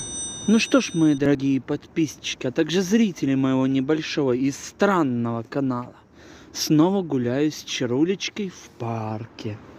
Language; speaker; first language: Russian; native; Russian